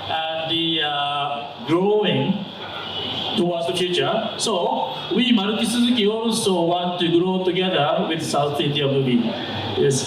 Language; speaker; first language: English; non-native, learner; Japanese